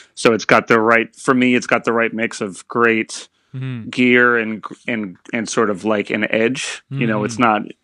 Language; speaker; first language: English; native; English